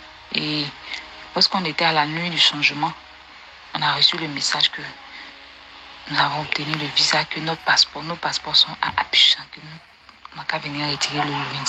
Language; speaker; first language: French; native; French